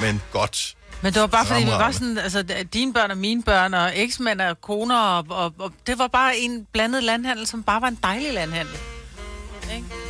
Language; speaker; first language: Danish; native; Danish